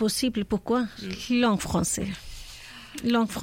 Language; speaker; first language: French; non-native, learner; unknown